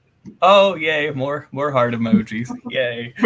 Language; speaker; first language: English; native; English